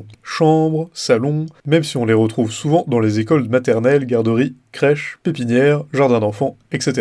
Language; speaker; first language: French; native; French